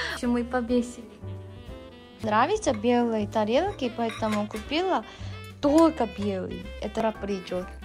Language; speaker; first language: Russian; non-native, learner; Korean